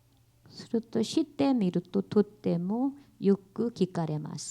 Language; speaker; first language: Japanese; non-native, learner; Korean